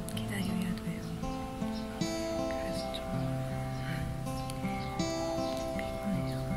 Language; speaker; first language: Korean; non-native, learner; French